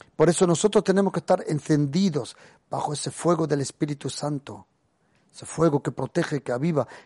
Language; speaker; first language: Spanish; early bilingual, other home language; German